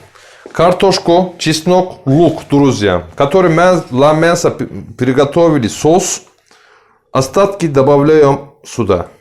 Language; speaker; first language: Russian; non-native, learner; Turkish